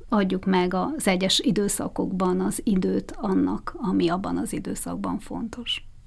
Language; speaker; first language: Hungarian; native; Hungarian